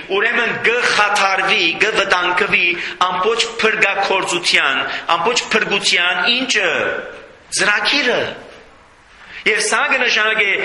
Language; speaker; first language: Armenian; native; Armenian